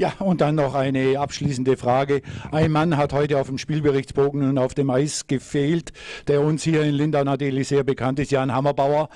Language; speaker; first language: German; native; German